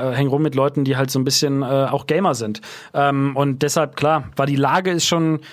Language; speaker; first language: German; native; German